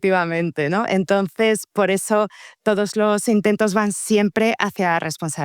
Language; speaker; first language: Spanish; native; Spanish